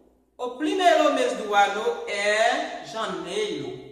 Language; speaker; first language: Portuguese; non-native, fluent; Haitian Creole